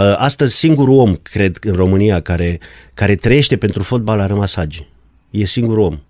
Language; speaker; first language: Romanian; non-native, local second language; German